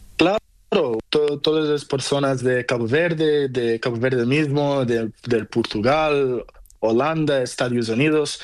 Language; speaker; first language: Spanish; non-native, learner; Portuguese